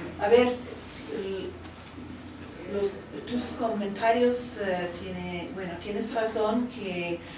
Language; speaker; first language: Spanish; non-native, fluent; English